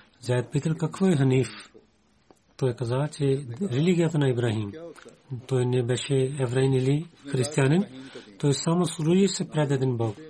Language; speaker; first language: Bulgarian; non-native, learner; Urdu